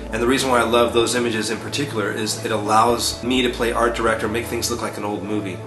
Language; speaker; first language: English; native; English